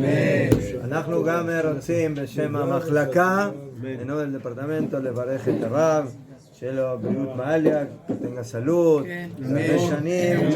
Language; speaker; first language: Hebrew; non-native, fluent; Spanish